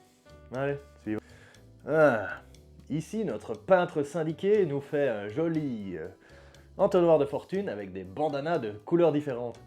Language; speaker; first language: French; native; French